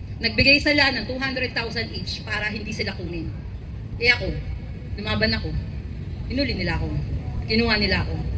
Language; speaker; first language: Filipino; native; Filipino